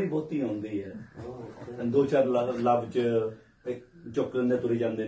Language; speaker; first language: Punjabi; non-native, fluent; English